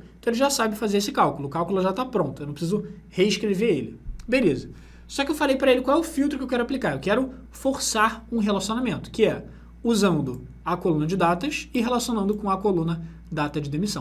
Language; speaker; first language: Portuguese; native; Portuguese